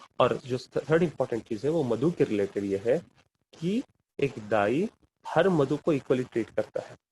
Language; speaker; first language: Urdu; non-native, local second language; Kannada